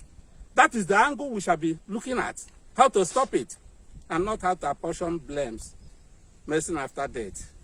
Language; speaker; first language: English; non-native, local second language; Igbo